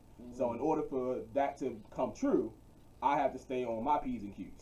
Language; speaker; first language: English; native; English